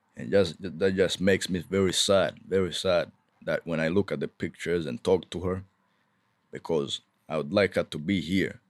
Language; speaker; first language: English; non-native, local second language; Kinyarwanda